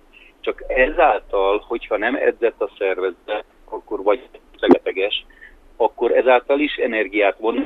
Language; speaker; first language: Hungarian; native; Hungarian